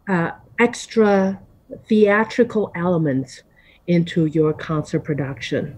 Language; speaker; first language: English; non-native, fluent; Chinese